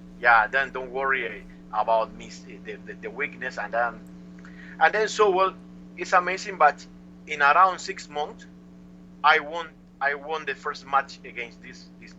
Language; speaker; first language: English; non-native, learner; Spanish